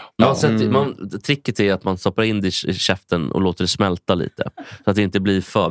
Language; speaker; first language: Swedish; native; Swedish